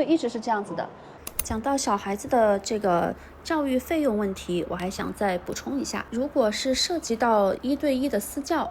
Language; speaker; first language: Chinese; native; Chinese